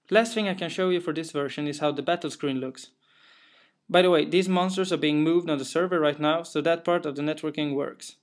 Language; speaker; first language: English; non-native, fluent; Swedish